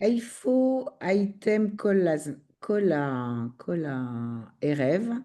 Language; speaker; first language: Hebrew; non-native, learner; French